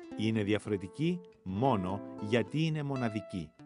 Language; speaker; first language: Greek; native; Greek